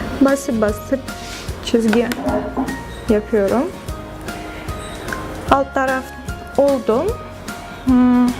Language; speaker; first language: Turkish; non-native, fluent; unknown